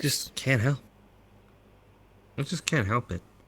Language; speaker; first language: English; native; English